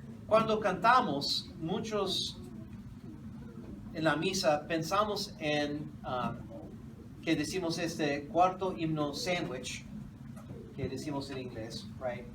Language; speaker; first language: Spanish; non-native, fluent; English